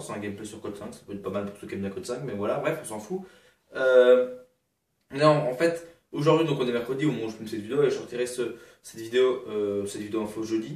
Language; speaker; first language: French; native; French